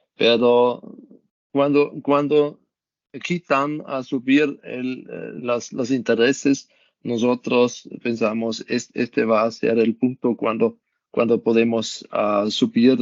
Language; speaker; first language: Spanish; non-native, learner; German